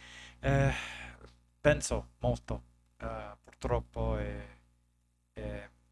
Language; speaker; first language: Italian; non-native, learner; English